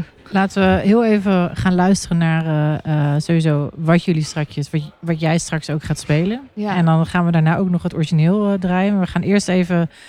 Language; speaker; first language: Dutch; early bilingual, heritage; Dutch